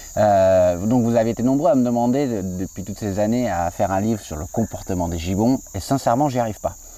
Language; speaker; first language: French; native; French